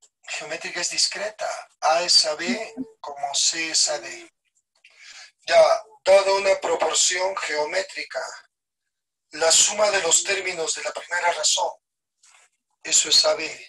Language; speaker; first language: Spanish; native; Spanish